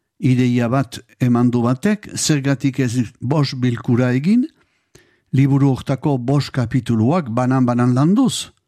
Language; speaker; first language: Basque; native; Basque